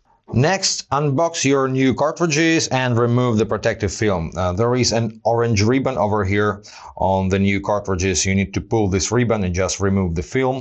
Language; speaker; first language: English; non-native, fluent; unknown